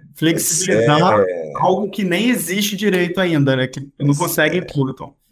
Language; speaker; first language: Portuguese; native; Portuguese